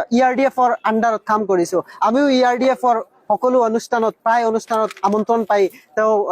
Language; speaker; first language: Assamese; non-native, local second language; Bangla